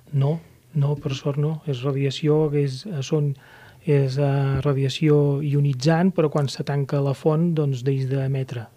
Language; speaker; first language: Catalan; native; Catalan